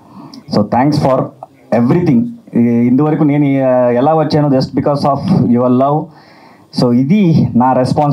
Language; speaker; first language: Telugu; non-native, learner; Kannada